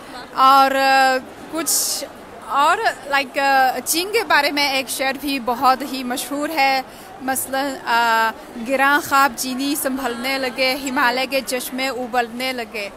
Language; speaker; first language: Hindi; non-native, fluent; Chinese